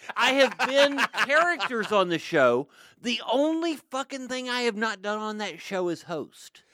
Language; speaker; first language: English; native; English